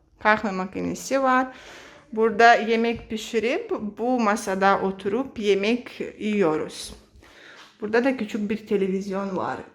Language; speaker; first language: Turkish; non-native, fluent; Russian